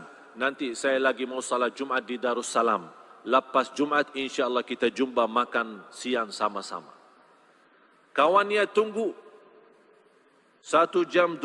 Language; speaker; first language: Indonesian; non-native, fluent; Arabic